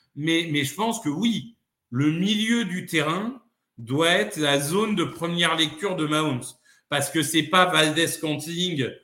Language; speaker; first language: French; native; French